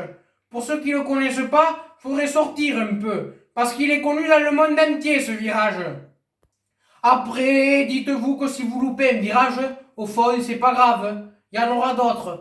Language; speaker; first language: French; native; French